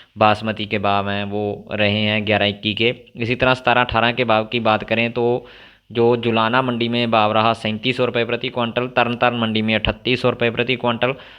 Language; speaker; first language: Hindi; non-native, local second language; Punjabi